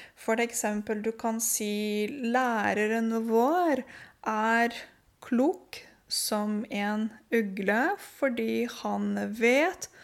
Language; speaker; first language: Norwegian; non-native, fluent; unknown